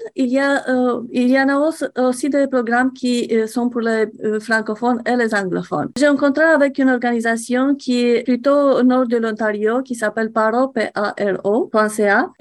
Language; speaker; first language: French; non-native, fluent; Romanian